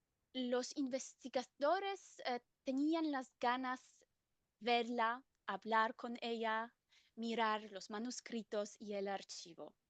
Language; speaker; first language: Spanish; non-native, fluent; German